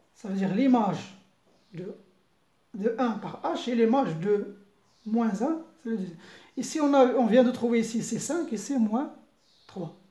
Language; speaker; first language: French; non-native, local second language; Arabic